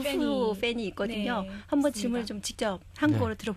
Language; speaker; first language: Korean; native; Korean